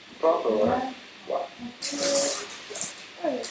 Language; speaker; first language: English; non-native, learner; Chinese